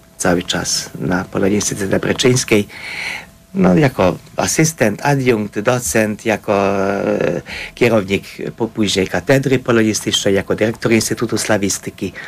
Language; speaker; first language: Polish; non-native, fluent; Hungarian